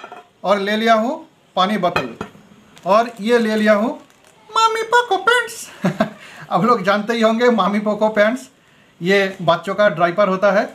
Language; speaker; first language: Hindi; non-native, local second language; Bangla